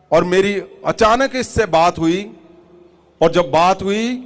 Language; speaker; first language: Hindi; non-native, local second language; Punjabi